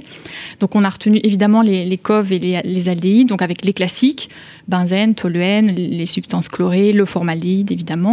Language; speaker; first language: French; native; French